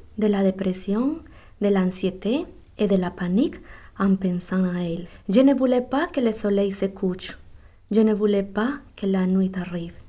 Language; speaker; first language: French; non-native, learner; Spanish